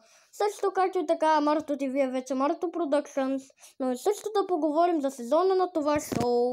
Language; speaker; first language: Bulgarian; native; Bulgarian